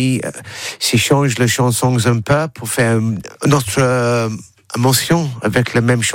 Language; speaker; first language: French; non-native, learner; English